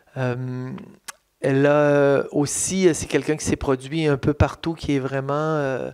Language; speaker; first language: French; native; French